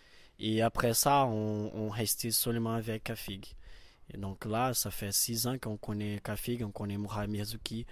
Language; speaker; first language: French; non-native, learner; Portuguese